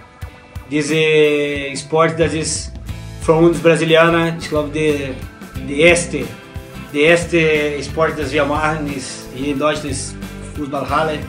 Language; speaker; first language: German; non-native, learner; Portuguese